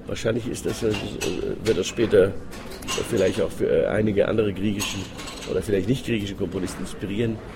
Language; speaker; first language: German; non-native, fluent; Greek